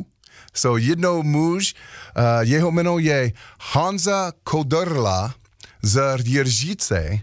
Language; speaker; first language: Czech; non-native, learner; English